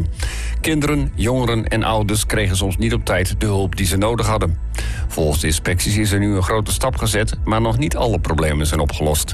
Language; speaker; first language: Dutch; native; Dutch